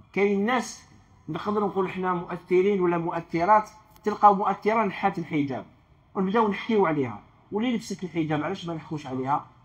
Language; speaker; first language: Arabic; native; Arabic